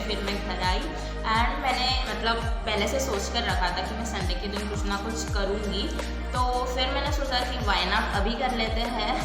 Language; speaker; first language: Hindi; non-native, local second language; Marathi